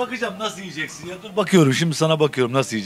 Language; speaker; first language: Turkish; native; Turkish